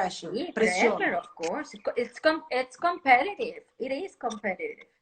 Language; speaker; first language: English; non-native, fluent; Spanish